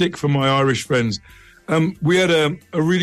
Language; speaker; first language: English; native; English